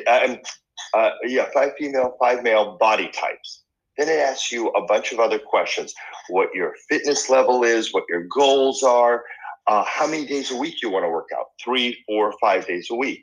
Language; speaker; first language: English; early bilingual, other home language; Spanish